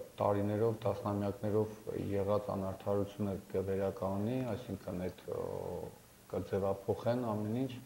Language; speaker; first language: Armenian; native; Armenian